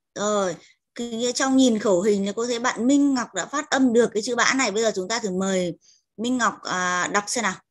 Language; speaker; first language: Vietnamese; native; Vietnamese